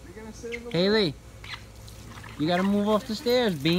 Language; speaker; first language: English; native; English